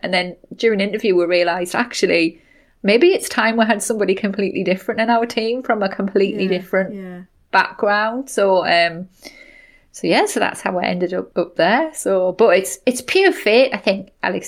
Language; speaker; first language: English; native; English